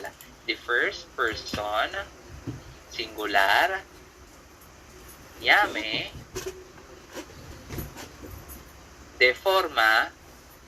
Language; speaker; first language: Spanish; non-native, fluent; Filipino